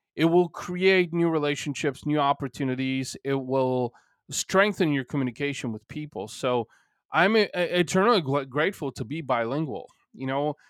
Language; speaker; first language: English; early bilingual, other home language; Bulgarian